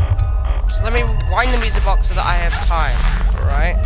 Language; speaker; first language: English; native; English